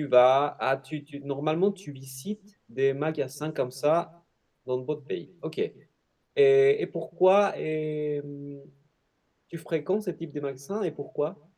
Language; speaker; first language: French; non-native, fluent; Spanish